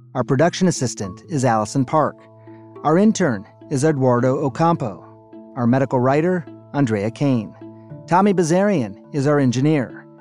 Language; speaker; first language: English; native; English